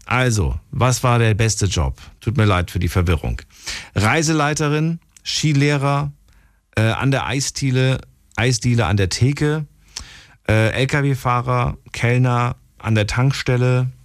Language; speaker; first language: German; native; German